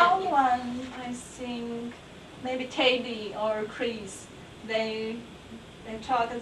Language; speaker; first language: English; non-native, learner; Chinese